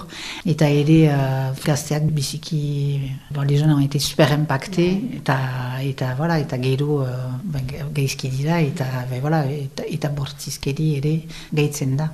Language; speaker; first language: Basque; non-native, local second language; French